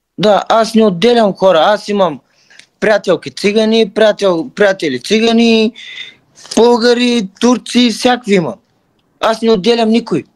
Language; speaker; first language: Bulgarian; non-native, local second language; Turkish